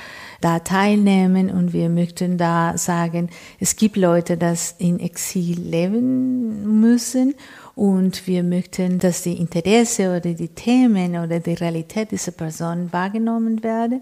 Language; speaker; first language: German; non-native, fluent; Spanish